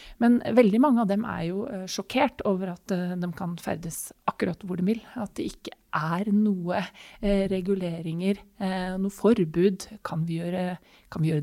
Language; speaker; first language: Norwegian; native; Norwegian